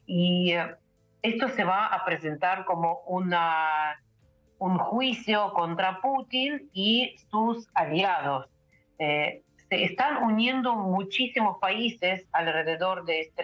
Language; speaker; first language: Spanish; non-native, fluent; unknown